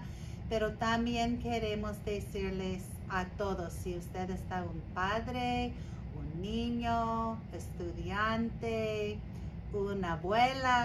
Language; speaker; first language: Spanish; non-native, learner; English